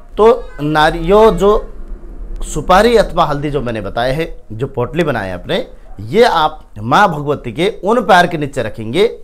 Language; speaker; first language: Hindi; native; Hindi